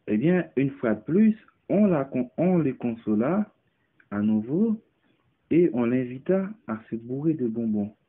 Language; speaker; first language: French; non-native, local second language; Haitian Creole